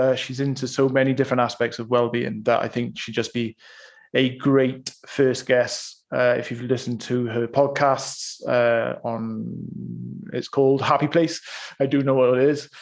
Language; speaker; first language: English; native; English